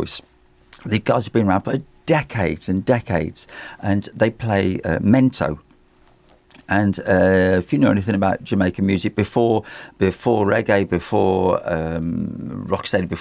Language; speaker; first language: English; native; English